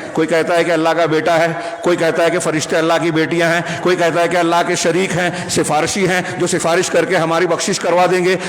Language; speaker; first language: Urdu; native; Urdu